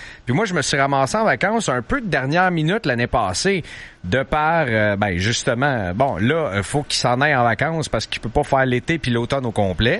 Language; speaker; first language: French; native; French